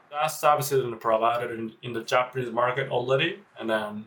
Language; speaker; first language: English; non-native, fluent; Japanese